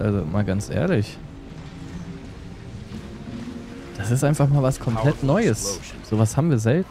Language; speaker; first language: German; native; German